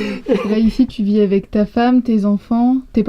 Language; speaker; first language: French; native; French